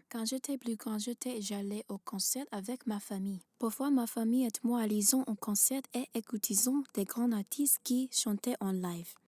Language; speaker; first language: French; non-native, learner; English